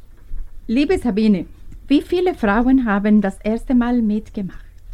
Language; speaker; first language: German; non-native, learner; Spanish